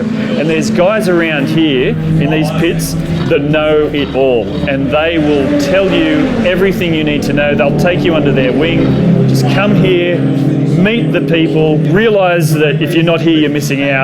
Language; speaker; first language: English; native; English